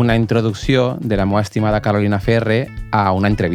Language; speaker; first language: Catalan; native; Catalan